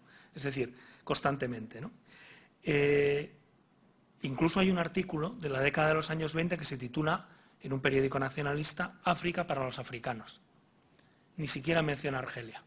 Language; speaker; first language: Spanish; native; Spanish